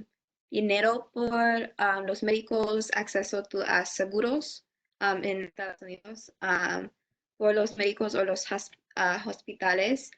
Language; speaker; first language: Spanish; non-native, learner; English